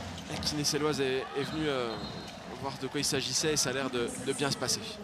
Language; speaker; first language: French; native; French